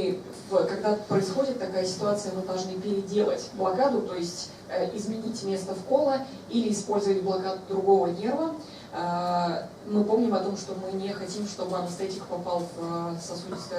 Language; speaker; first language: Russian; native; Russian